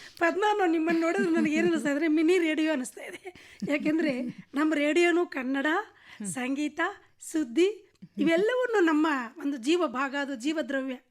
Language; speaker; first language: Kannada; native; Kannada